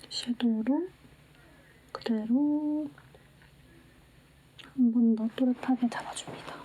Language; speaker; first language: Korean; native; Korean